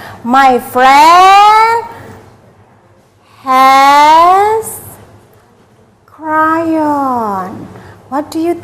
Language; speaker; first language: English; non-native, learner; Indonesian